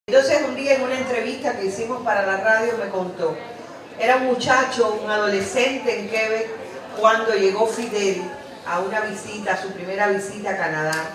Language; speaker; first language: Spanish; native; Spanish